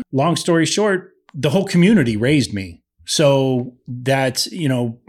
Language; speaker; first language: English; native; English